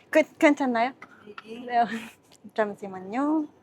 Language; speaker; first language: Korean; non-native, learner; Filipino